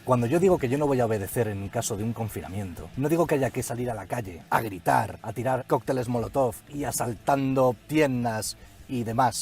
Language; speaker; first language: Spanish; native; Spanish